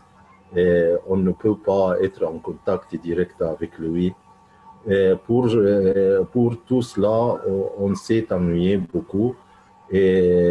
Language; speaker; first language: French; non-native, fluent; Arabic